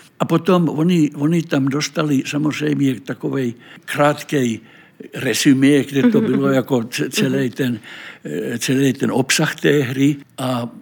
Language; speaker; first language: Czech; non-native, fluent; Finnish